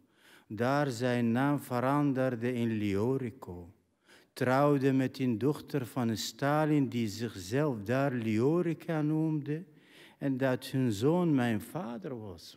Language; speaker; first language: Dutch; non-native, fluent; Arabic